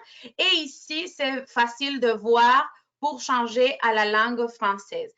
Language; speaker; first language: French; non-native, fluent; Spanish